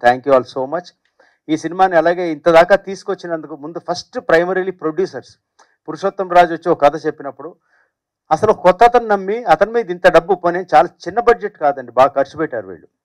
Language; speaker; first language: Telugu; native; Telugu